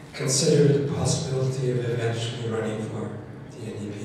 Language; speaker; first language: English; non-native, fluent; Cree